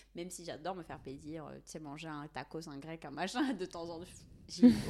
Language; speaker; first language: French; non-native, local second language; Kabyle